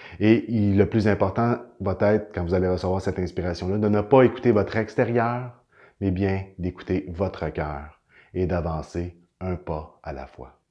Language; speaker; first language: French; native; French